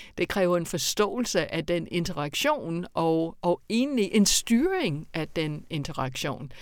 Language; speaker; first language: Danish; non-native, fluent; English